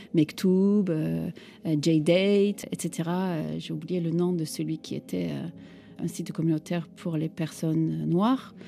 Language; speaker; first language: French; non-native, fluent; Turkish